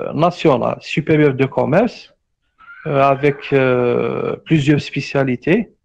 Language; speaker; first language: French; non-native, local second language; Arabic